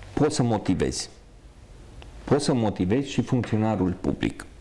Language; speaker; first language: Romanian; non-native, local second language; Hungarian